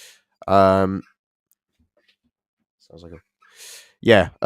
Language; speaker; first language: English; native; English